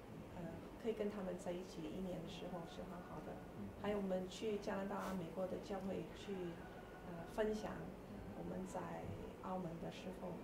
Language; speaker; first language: Chinese; early bilingual, heritage; English